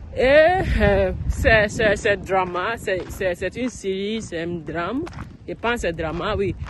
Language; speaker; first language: French; non-native, learner; English